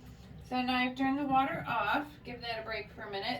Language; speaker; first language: English; native; English